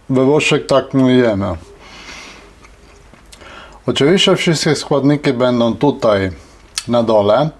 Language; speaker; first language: Polish; non-native, fluent; Italian